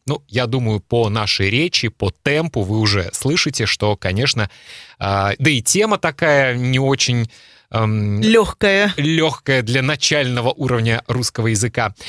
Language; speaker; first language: Russian; native; Russian